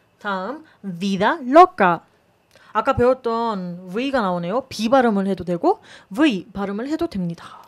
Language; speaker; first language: Korean; non-native, fluent; Spanish